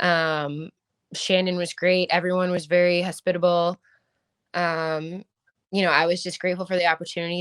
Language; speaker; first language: English; native; English